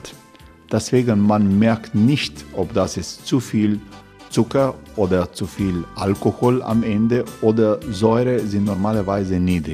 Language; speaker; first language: German; non-native, learner; Croatian